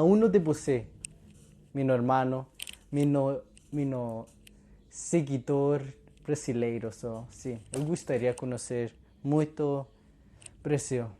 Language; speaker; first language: Portuguese; non-native, learner; Spanish